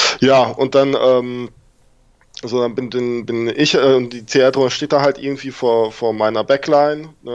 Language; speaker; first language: German; native; German